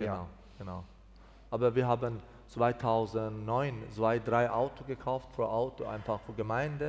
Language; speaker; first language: German; non-native, learner; Persian